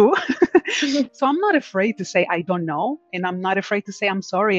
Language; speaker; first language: English; non-native, fluent; Spanish